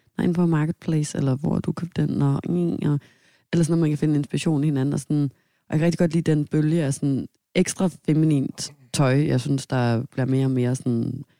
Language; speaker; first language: Danish; native; Danish